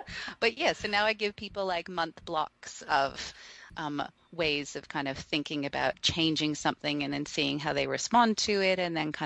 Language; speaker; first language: English; native; English